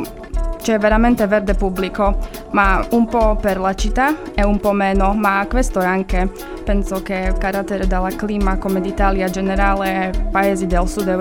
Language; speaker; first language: Italian; non-native, learner; Slovak